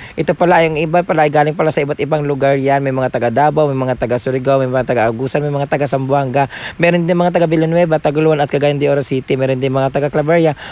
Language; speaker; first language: Filipino; non-native, local second language; Cebuano